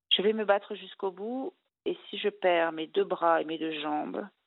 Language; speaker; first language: French; native; French